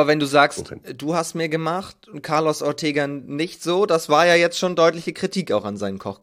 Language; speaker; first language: German; native; German